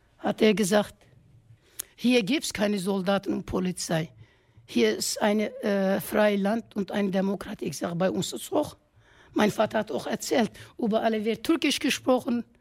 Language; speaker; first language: German; non-native, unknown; Kurdish